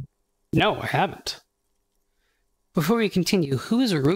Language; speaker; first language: English; native; English